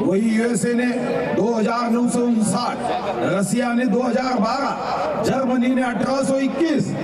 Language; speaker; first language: Hindi; non-native, local second language; Marathi